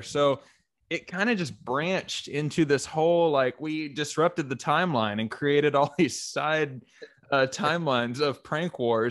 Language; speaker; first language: English; native; English